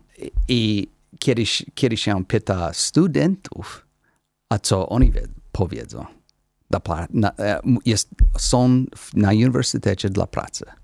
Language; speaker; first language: Polish; non-native, learner; English